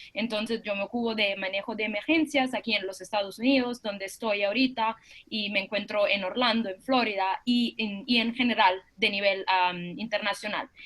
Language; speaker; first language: Spanish; non-native, fluent; Italian